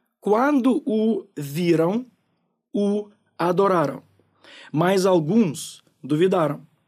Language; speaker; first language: Portuguese; non-native, fluent; Ukrainian